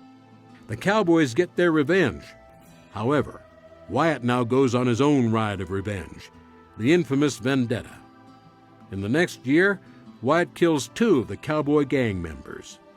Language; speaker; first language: English; native; English